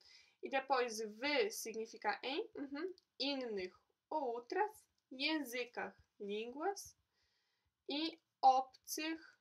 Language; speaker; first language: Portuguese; non-native, fluent; Polish